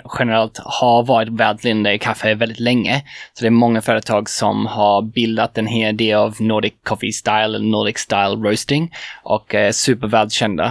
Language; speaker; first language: Swedish; non-native, fluent; English